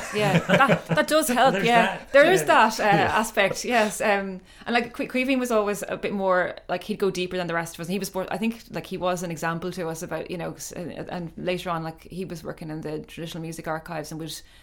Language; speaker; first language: English; native; English